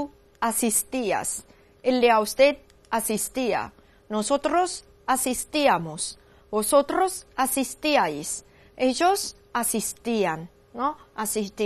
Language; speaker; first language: Spanish; non-native, learner; Chinese